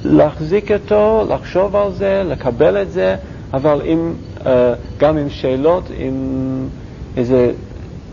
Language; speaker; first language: Hebrew; non-native, learner; English